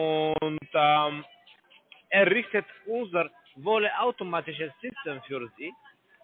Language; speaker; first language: German; non-native, learner; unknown